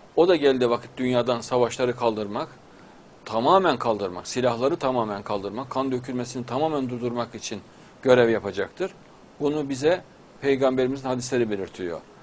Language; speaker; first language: Turkish; native; Turkish